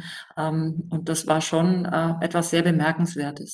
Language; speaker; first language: German; native; German